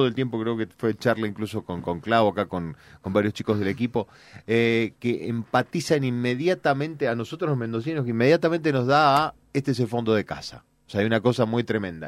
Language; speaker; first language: Spanish; native; Spanish